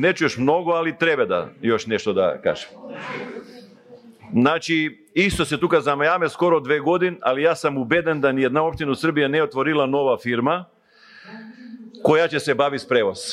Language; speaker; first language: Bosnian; non-native, local second language; Bulgarian